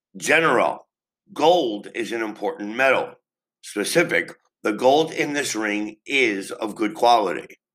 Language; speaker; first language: English; native; English